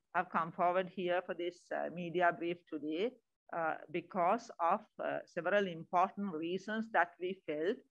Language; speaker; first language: English; non-native, local second language; Sinhala